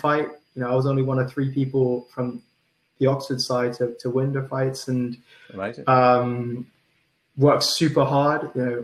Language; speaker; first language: English; non-native, local second language; Cantonese